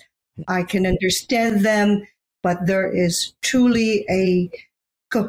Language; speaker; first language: English; non-native, local second language; Hiligaynon